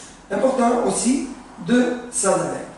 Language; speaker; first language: French; non-native, learner; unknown